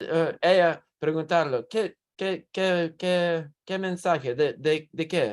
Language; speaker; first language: Spanish; non-native, learner; English